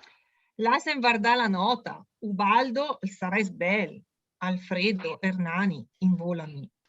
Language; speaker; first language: Italian; native; Italian